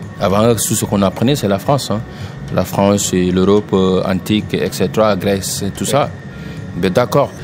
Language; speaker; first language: French; non-native, local second language; Wolof